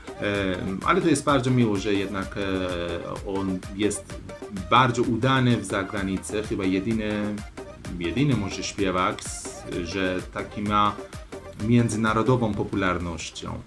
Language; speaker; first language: Polish; non-native, learner; Persian